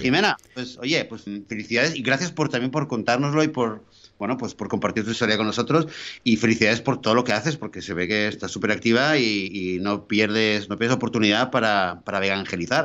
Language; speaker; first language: Spanish; native; Spanish